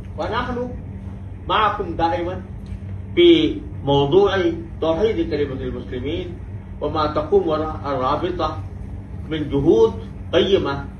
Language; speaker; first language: Arabic; non-native, fluent; Urdu